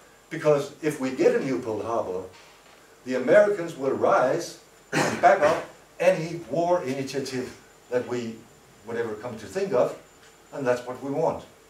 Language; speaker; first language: English; non-native, fluent; Danish